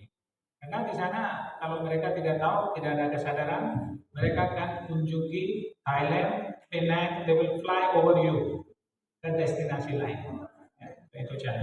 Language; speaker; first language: Indonesian; non-native, fluent; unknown